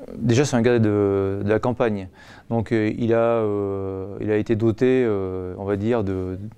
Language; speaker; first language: French; native; French